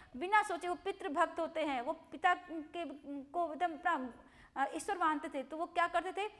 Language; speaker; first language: Hindi; non-native, local second language; Gujarati